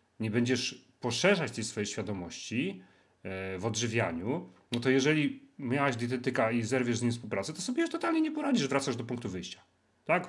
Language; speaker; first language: Polish; native; Polish